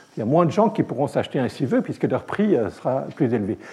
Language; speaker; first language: French; native; French